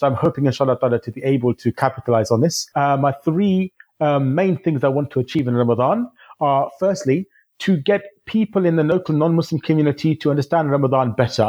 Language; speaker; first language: English; native; English